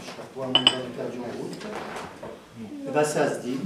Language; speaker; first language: French; native; French